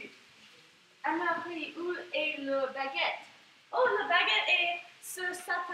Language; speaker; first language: French; non-native, learner; English